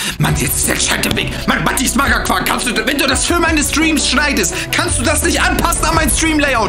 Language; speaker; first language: German; native; German